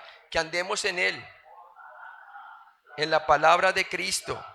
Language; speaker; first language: Spanish; native; Spanish